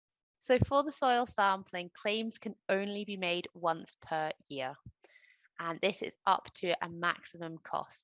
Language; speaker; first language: English; native; English